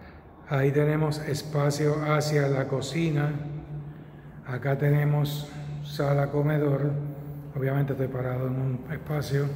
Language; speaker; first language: Spanish; native; Spanish